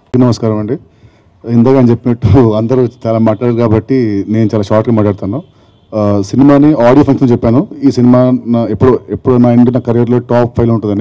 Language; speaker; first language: Telugu; native; Telugu